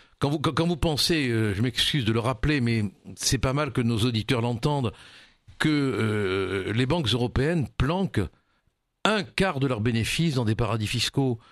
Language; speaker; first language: French; native; French